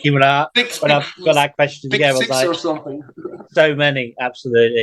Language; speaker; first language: English; native; English